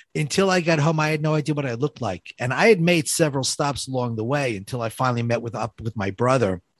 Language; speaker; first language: English; native; English